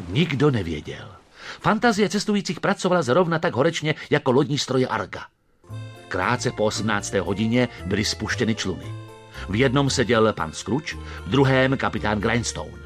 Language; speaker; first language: Czech; native; Czech